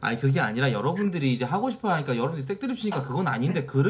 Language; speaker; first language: Korean; native; Korean